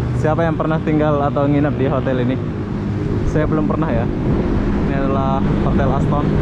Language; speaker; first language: Indonesian; native; Indonesian